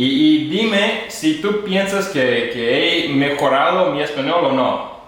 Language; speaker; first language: Spanish; non-native, learner; English